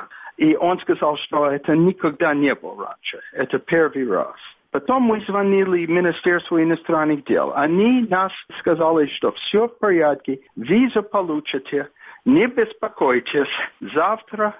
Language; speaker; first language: Russian; non-native, fluent; English